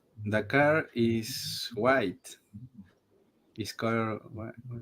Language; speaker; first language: English; non-native, learner; Spanish